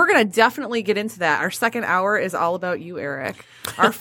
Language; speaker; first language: English; native; English